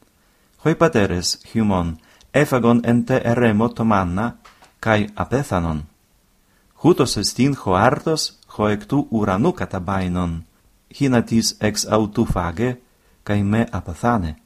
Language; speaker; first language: Greek; non-native, fluent; Ukrainian